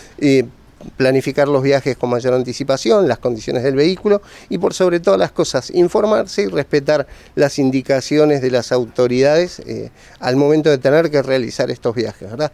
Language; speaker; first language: Spanish; native; Spanish